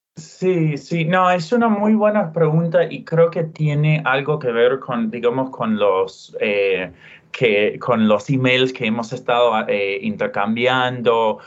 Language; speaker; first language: Spanish; non-native, fluent; English